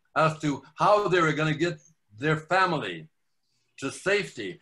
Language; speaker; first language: English; native; English